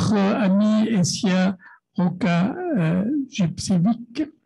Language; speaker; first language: French; non-native, local second language; Arabic